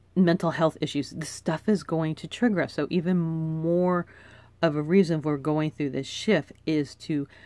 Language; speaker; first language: English; native; English